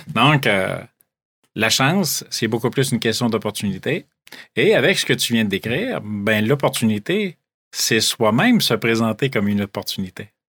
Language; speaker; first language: French; native; French